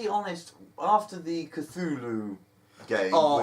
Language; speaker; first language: English; native; English